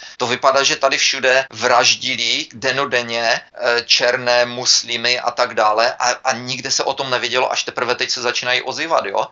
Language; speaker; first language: Czech; native; Czech